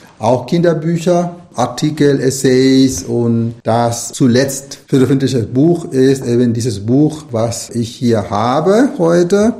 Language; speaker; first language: German; non-native, fluent; Spanish